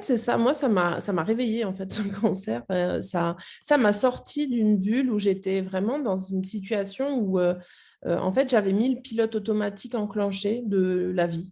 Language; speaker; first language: French; native; French